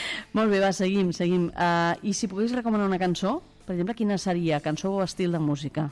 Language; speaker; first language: Catalan; native; Catalan